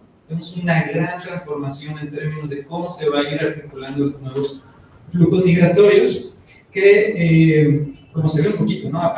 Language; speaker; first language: Spanish; native; Spanish